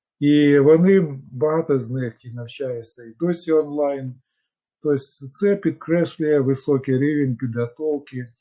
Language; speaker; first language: Ukrainian; non-native, local second language; Russian